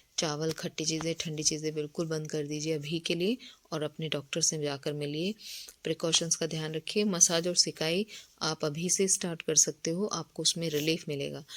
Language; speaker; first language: Hindi; native; Hindi